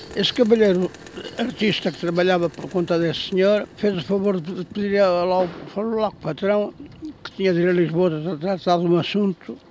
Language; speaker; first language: Portuguese; native; Portuguese